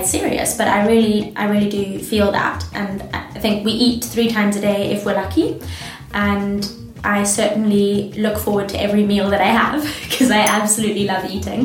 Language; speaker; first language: English; native; English